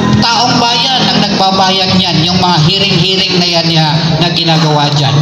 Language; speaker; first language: Filipino; non-native, local second language; Cebuano